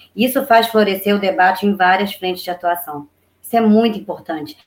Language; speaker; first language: Portuguese; native; Portuguese